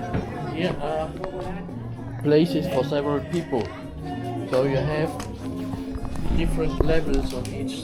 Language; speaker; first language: English; non-native, fluent; Spanish